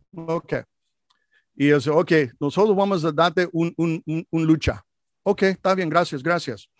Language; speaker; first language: Spanish; non-native, learner; English